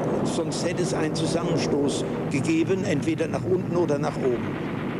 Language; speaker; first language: German; native; German